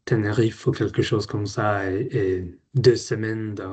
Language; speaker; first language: French; non-native, learner; Swedish